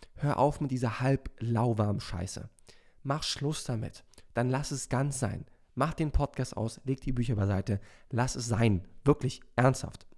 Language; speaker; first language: German; native; German